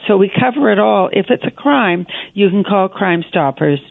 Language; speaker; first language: English; native; English